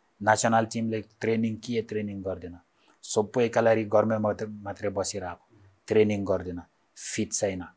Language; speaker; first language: Nepali; non-native, learner; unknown